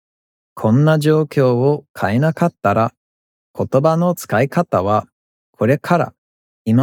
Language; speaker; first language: Japanese; non-native, fluent; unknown